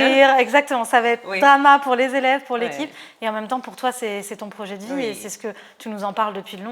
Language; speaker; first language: French; native; French